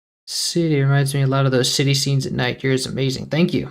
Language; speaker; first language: English; native; English